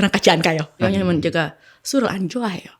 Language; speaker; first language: Korean; non-native, fluent; Indonesian